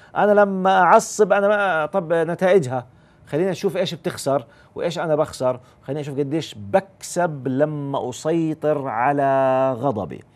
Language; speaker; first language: Arabic; native; Arabic